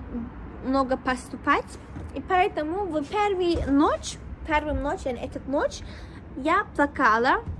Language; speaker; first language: Russian; non-native, learner; Turkish